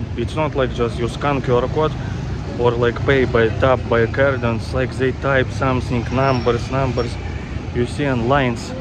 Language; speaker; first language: English; non-native, fluent; Russian